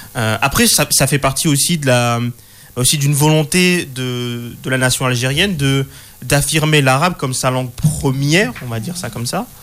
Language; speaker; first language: French; early bilingual, other home language; Arabic